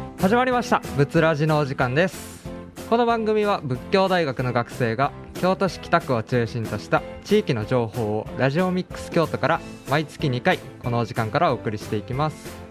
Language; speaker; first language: Japanese; native; Japanese